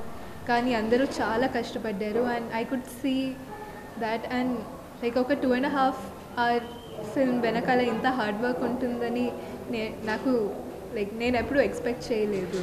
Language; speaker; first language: Telugu; non-native, fluent; Tulu